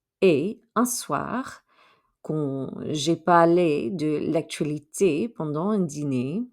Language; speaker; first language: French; non-native, fluent; English